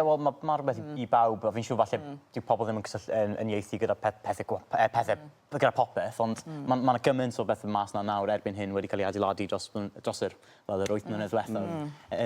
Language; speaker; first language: Welsh; native; Welsh